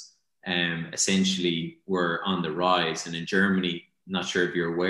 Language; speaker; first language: English; native; English